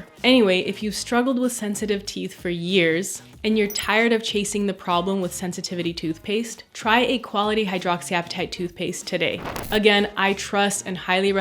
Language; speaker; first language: English; native; English